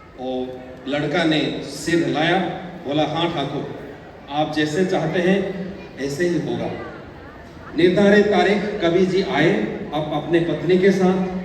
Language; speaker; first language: Hindi; non-native, local second language; Odia